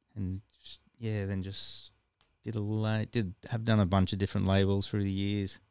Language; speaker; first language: English; native; English